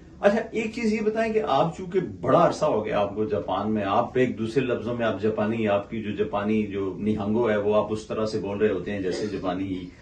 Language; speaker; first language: Hindi; native; Hindi